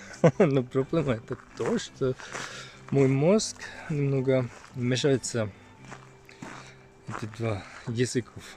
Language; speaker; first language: Russian; non-native, learner; Finnish